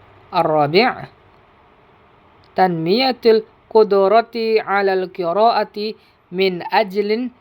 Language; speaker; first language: Arabic; non-native, learner; Indonesian